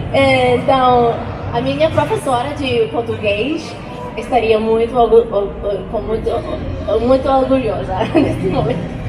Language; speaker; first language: Portuguese; non-native, learner; English